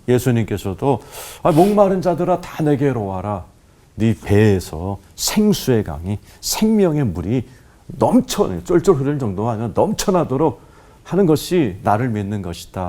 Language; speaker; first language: Korean; native; Korean